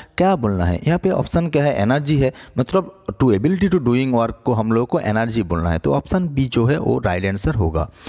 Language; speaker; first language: Hindi; non-native, local second language; Bangla